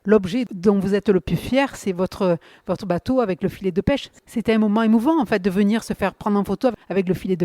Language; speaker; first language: French; native; French